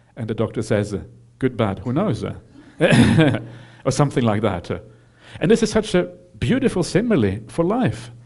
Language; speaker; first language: English; non-native, fluent; Norwegian